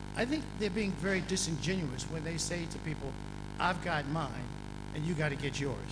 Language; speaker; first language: English; native; English